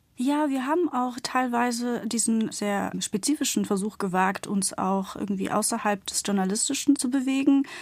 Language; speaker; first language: German; early bilingual, other home language; Turkish